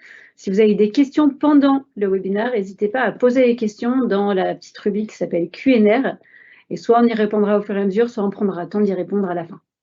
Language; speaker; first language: French; native; French